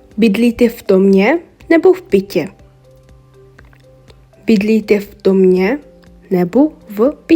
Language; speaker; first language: Czech; non-native, learner; Mongolian